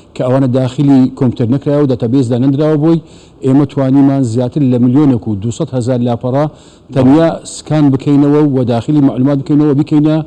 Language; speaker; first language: Central Kurdish; native; Central Kurdish